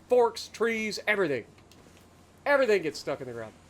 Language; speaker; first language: English; native; English